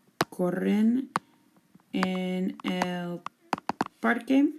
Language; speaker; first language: Spanish; non-native, fluent; English